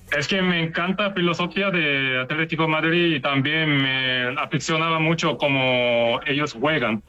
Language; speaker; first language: Spanish; non-native, learner; Korean